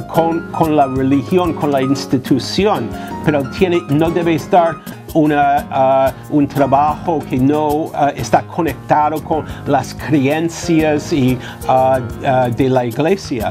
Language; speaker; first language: Spanish; non-native, fluent; English